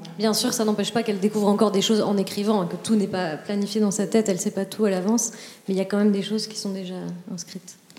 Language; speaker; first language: French; native; French